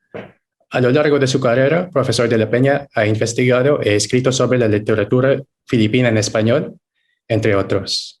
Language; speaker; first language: Spanish; non-native, fluent; Filipino